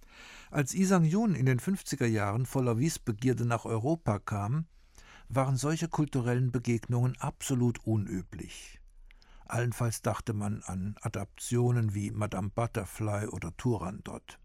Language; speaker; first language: German; native; German